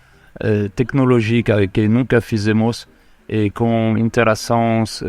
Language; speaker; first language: Portuguese; non-native, fluent; French